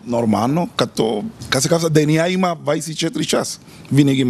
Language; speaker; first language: Bulgarian; non-native, learner; Spanish